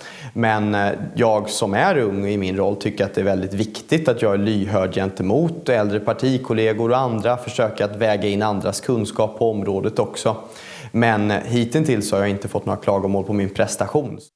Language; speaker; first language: Swedish; native; Swedish